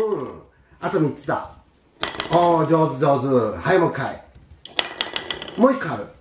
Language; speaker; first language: Japanese; native; Japanese